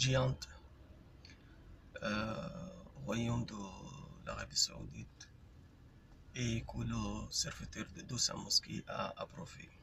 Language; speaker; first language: French; non-native, fluent; Arabic